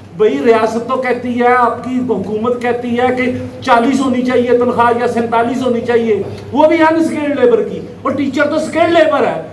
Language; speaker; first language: Urdu; non-native, local second language; Punjabi